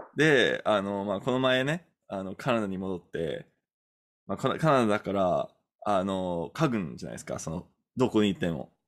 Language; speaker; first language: Japanese; non-native, fluent; English